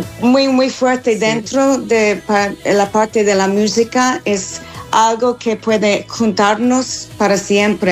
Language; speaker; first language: Spanish; non-native, fluent; English